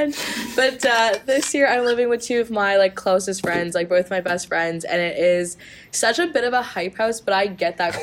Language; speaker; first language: English; native; English